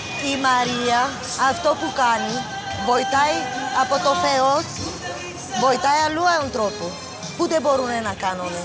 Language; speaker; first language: Greek; non-native, learner; Bulgarian